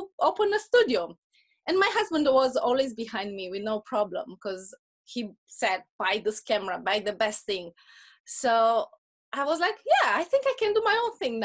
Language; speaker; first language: English; non-native, fluent; Russian